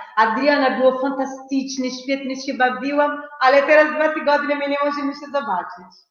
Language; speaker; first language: Polish; non-native, fluent; Portuguese